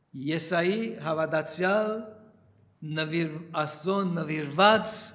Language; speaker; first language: Armenian; early bilingual, heritage; Armenian